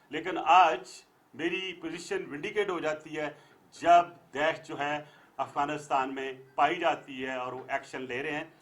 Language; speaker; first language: Urdu; native; Urdu